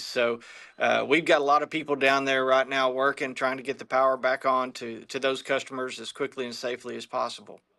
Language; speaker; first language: English; native; English